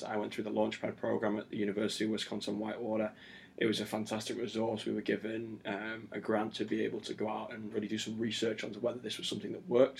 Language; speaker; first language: English; native; English